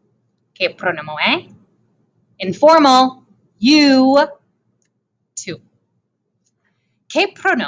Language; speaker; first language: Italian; non-native, fluent; English